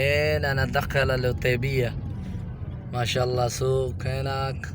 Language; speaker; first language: Arabic; non-native, learner; Saraiki